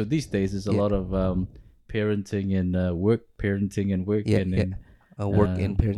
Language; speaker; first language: English; early bilingual, other home language; Pampanga